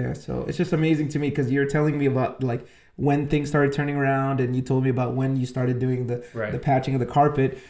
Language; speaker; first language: English; native; English